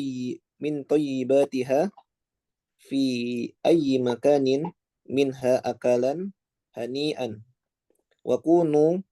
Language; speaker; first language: Arabic; non-native, learner; Indonesian